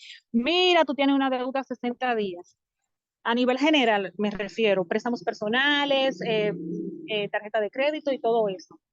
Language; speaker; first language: Spanish; native; Spanish